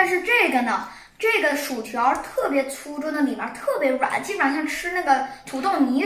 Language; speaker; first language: Chinese; early bilingual, heritage; Chinese